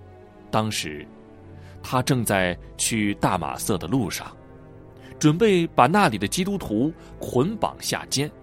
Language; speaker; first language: Chinese; native; Chinese